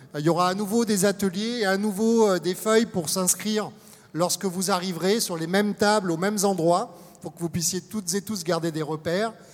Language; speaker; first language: French; native; French